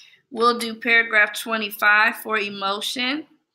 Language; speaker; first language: English; native; English